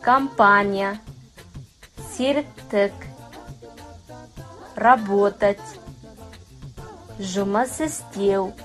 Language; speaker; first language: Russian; non-native, fluent; Kazakh